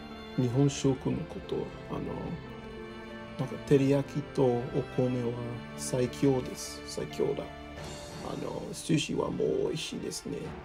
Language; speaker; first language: Japanese; non-native, learner; English